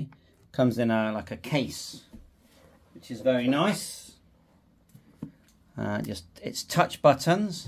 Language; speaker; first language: English; native; English